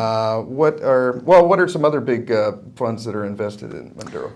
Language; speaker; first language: English; native; English